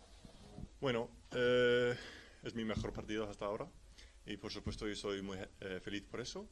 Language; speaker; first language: Spanish; non-native, learner; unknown